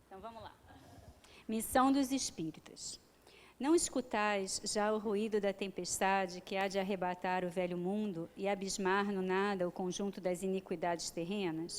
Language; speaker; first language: Portuguese; native; Portuguese